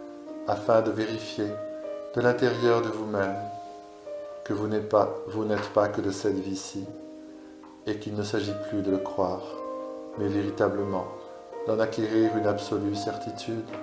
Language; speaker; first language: French; native; French